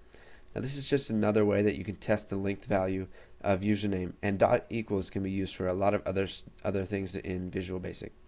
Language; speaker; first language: English; native; English